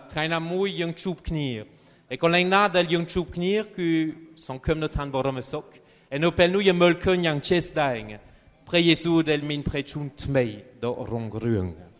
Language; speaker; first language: Khmer; non-native, fluent; French